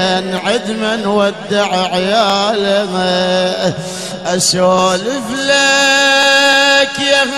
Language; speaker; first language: Arabic; native; Arabic